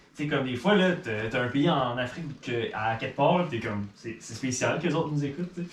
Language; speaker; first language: French; native; French